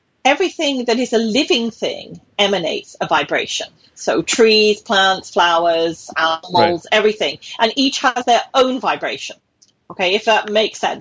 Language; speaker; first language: English; native; English